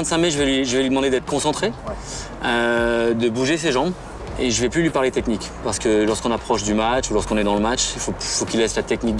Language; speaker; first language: French; native; French